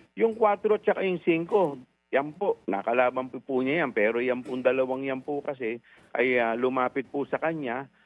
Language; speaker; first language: Filipino; native; Filipino